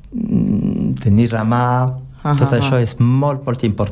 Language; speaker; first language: Catalan; non-native, learner; French